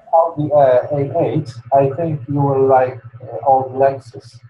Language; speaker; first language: English; non-native, learner; Polish